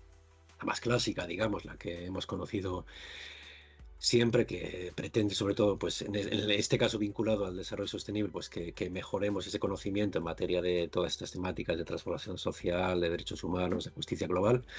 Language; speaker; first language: Spanish; native; Spanish